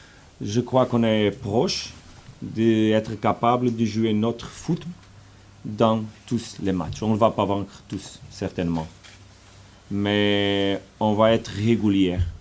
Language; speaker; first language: French; non-native, fluent; Portuguese